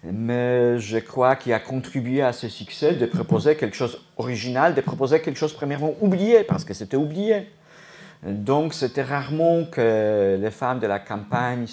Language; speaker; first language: French; non-native, fluent; Polish